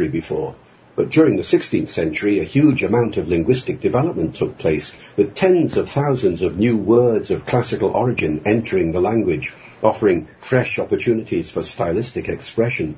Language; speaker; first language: English; native; English